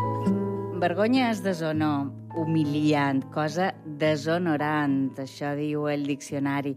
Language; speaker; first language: Catalan; native; Catalan